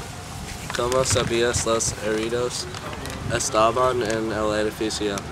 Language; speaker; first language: Spanish; non-native, learner; English